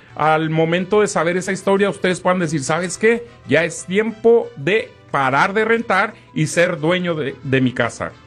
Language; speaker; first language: Spanish; native; Spanish